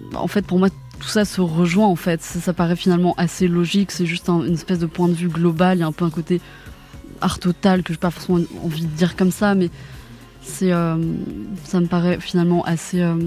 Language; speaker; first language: French; native; French